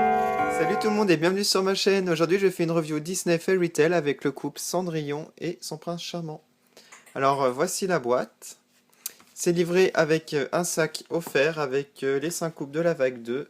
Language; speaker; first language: French; native; French